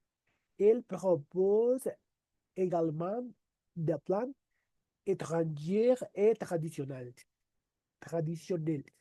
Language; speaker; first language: French; non-native, learner; Spanish